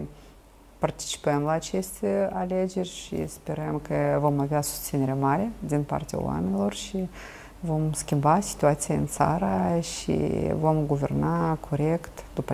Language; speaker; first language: Romanian; non-native, local second language; Russian